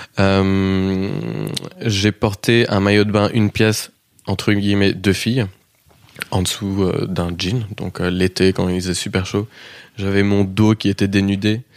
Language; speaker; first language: French; early bilingual, heritage; French